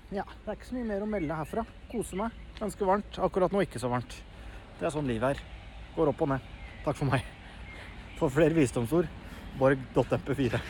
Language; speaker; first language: Norwegian; native; Norwegian